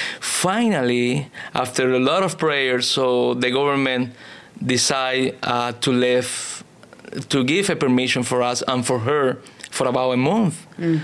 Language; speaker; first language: English; non-native, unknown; Spanish